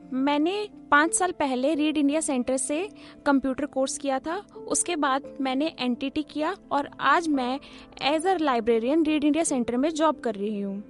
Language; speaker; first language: Hindi; native; Hindi